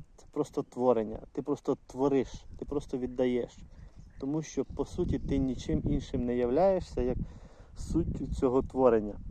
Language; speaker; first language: Ukrainian; non-native, local second language; Russian